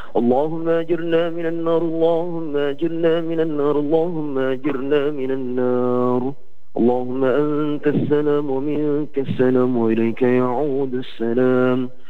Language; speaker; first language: Arabic; non-native, fluent; Indonesian